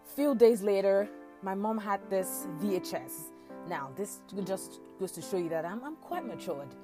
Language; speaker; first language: English; non-native, local second language; Yoruba